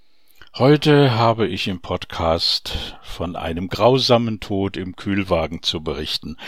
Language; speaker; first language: German; native; German